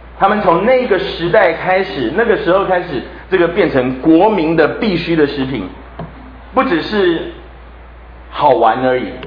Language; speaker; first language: Chinese; native; Chinese